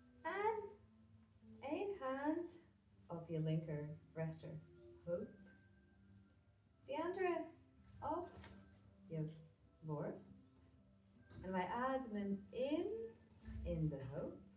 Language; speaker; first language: Dutch; non-native, fluent; Latvian